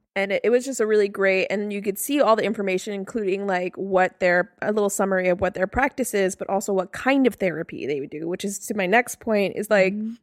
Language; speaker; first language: English; native; English